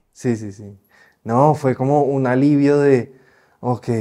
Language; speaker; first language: Spanish; native; Spanish